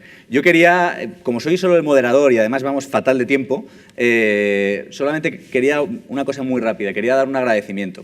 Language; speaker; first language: Spanish; native; Spanish